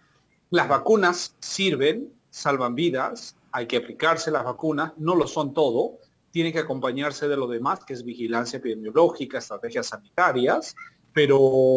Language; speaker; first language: Spanish; native; Spanish